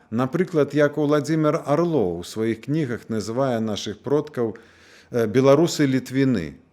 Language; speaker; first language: Belarusian; native; Belarusian